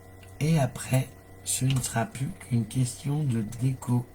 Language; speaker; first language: French; native; French